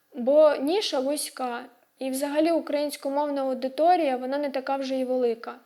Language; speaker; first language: Ukrainian; non-native, local second language; Russian